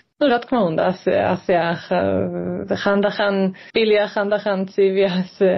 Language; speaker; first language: Georgian; early bilingual, heritage; Swedish